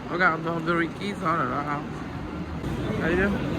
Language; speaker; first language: French; native; French